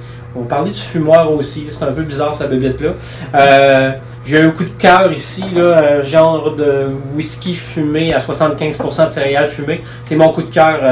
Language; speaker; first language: French; native; French